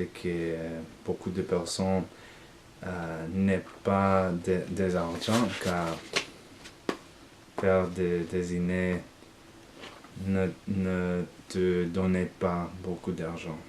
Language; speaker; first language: French; non-native, learner; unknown